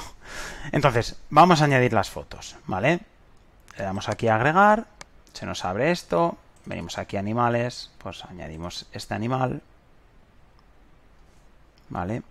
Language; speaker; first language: Spanish; native; Spanish